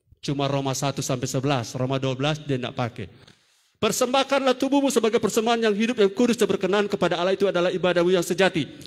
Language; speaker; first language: Indonesian; native; Indonesian